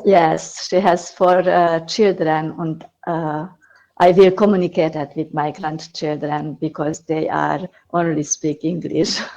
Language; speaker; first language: English; non-native, learner; Hungarian